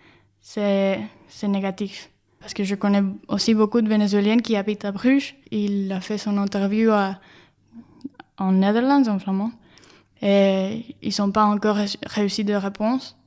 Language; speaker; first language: French; non-native, learner; Spanish